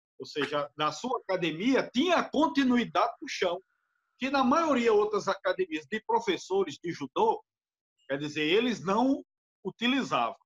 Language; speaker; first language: Portuguese; native; Portuguese